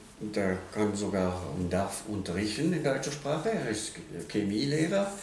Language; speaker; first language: German; non-native, local second language; Swiss German